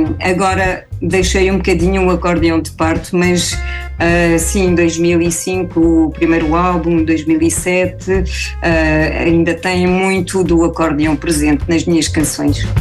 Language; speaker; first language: Portuguese; early bilingual, heritage; Portuguese